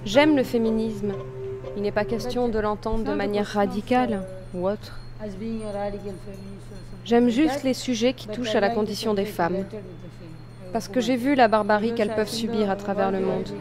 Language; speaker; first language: French; non-native, fluent; Malayalam